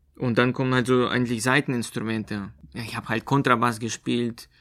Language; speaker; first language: German; non-native, fluent; Russian